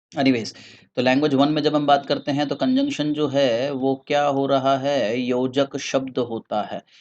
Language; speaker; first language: Hindi; native; Hindi